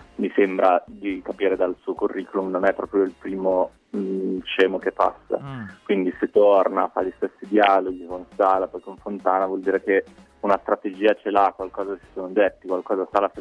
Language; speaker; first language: Italian; native; Italian